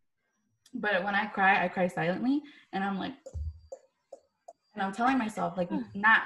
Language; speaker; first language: English; native; English